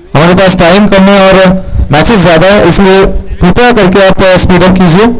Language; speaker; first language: Hindi; non-native, local second language; Marathi